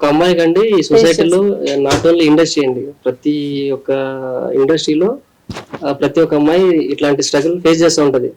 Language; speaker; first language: Telugu; native; Telugu